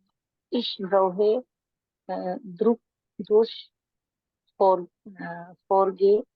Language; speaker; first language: German; non-native, learner; Hindi